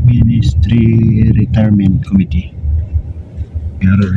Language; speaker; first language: English; non-native, learner; Filipino